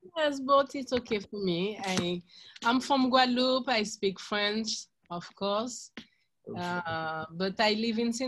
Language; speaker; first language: English; non-native, fluent; French